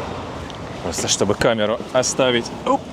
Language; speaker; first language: Russian; native; Russian